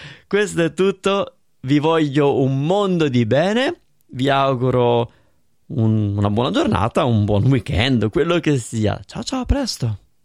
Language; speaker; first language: Italian; native; Italian